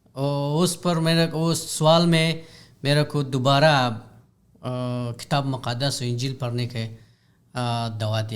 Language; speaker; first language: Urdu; non-native, learner; Hazaragi